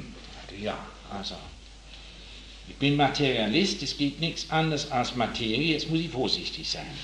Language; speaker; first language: German; non-native, fluent; English